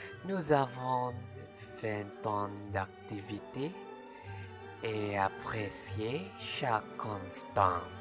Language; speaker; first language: French; non-native, learner; Malay